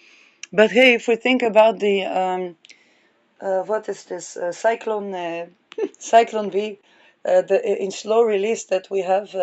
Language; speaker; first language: English; non-native, fluent; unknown